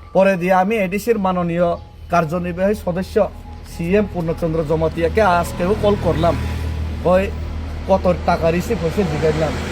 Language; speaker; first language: Bangla; non-native, local second language; Kok Borok